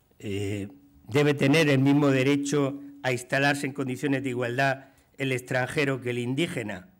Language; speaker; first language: Spanish; native; Spanish